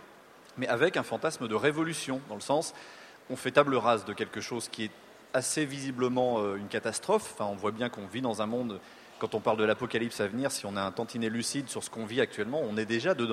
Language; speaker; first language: French; native; French